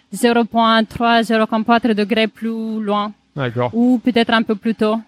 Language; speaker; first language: French; non-native, fluent; Romanian